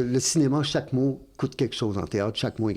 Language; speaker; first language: French; native; French